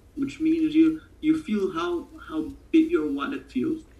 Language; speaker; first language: English; non-native, fluent; Italian